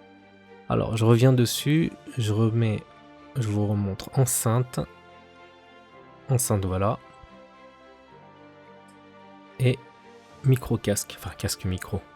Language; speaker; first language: French; native; French